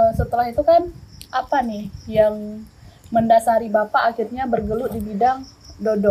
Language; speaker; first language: Indonesian; native; Indonesian